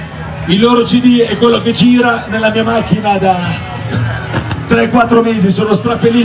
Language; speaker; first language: Italian; native; Italian